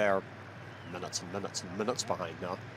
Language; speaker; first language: English; native; English